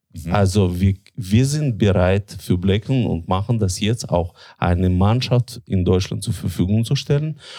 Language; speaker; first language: German; non-native, fluent; Russian